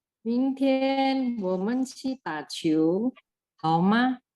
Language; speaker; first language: Chinese; non-native, learner; Indonesian